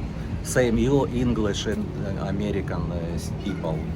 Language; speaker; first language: English; non-native, learner; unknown